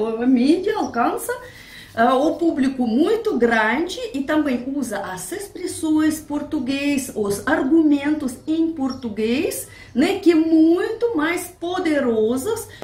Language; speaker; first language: Portuguese; non-native, fluent; Russian